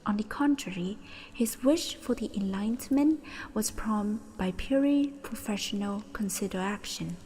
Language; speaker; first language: English; non-native, learner; Vietnamese